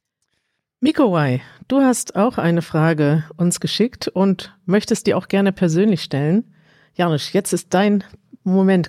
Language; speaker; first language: German; native; German